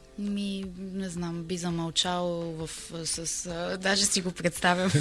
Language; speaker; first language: Bulgarian; early bilingual, heritage; Bulgarian